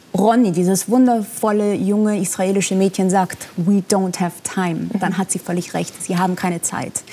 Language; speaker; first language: German; non-native, fluent; Persian